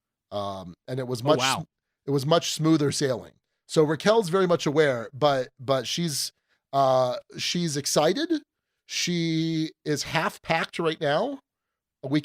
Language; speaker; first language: English; native; English